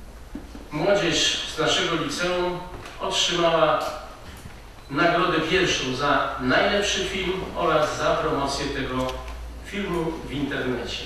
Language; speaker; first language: Polish; native; Polish